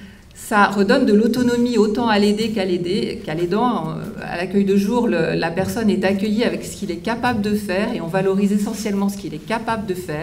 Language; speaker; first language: French; native; French